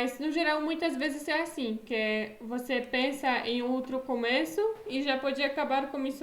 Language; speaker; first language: Portuguese; non-native, fluent; Polish